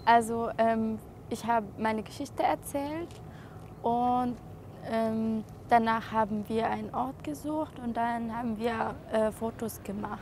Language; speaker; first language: German; non-native, learner; Arabic